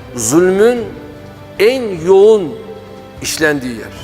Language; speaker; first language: Turkish; native; Turkish